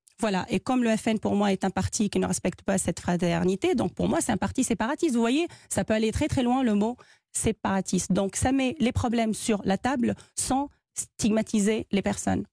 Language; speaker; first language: French; non-native, local second language; Arabic